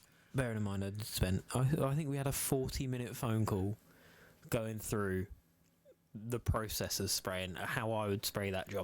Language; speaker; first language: English; native; English